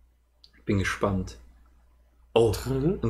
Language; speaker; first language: German; native; German